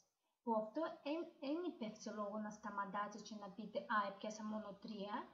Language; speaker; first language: Greek; non-native, learner; Russian